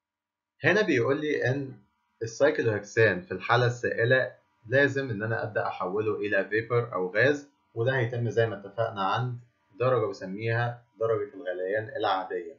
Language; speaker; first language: Arabic; native; Arabic